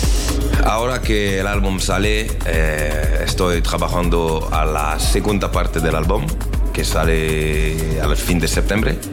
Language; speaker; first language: Spanish; non-native, learner; French